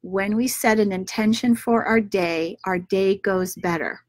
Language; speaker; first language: English; native; English